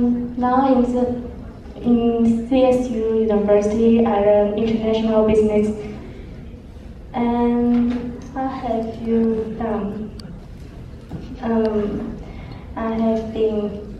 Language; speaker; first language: English; non-native, learner; Chinese